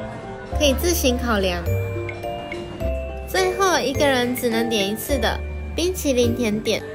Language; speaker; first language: Chinese; native; Chinese